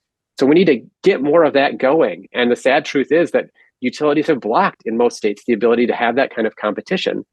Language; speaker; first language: English; native; English